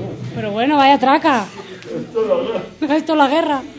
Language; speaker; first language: Spanish; native; Spanish